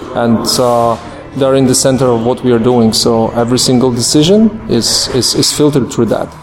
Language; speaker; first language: English; non-native, fluent; Polish